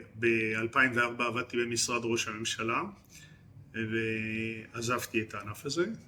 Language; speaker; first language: Hebrew; early bilingual, other home language; French